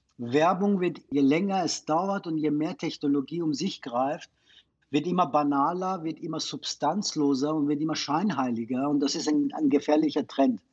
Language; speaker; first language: German; non-native, fluent; Persian